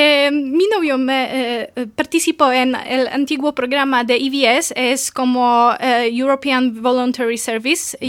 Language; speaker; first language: Spanish; non-native, fluent; Polish